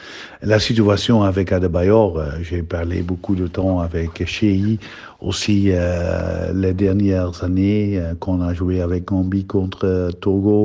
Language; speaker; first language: French; non-native, fluent; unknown